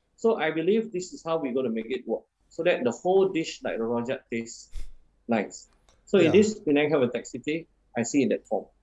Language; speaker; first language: English; non-native, local second language; Min Nan Chinese